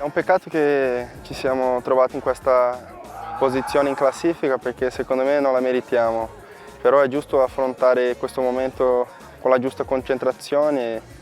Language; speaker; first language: Italian; non-native, fluent; Portuguese